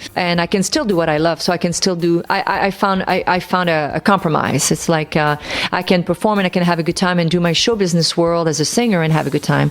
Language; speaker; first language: English; non-native, local second language; French